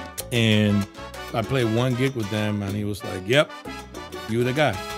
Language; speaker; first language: English; non-native, fluent; Spanish